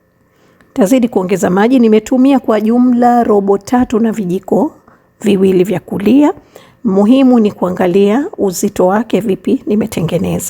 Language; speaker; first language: Swahili; native; Swahili